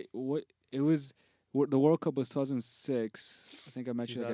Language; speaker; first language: English; native; English